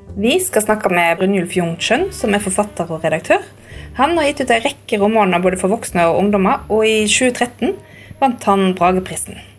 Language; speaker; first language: Norwegian; native; Norwegian